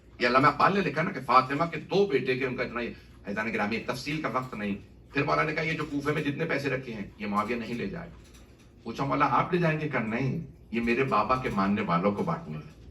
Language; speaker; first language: Urdu; native; Urdu